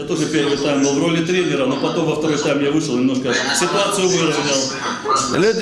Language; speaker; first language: Russian; native; Russian